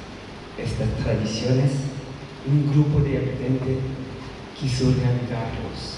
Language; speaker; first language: Spanish; non-native, learner; French